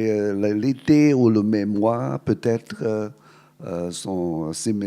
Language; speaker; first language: French; non-native, fluent; Cantonese